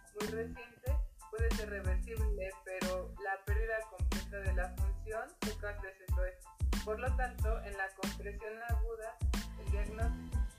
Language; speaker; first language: Spanish; native; Spanish